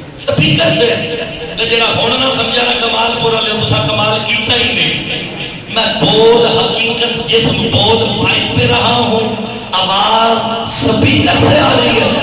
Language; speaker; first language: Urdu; non-native, local second language; Punjabi